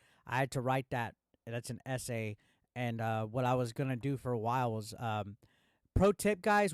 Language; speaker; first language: English; native; English